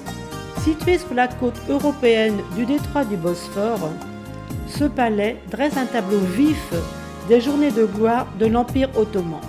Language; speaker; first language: French; native; French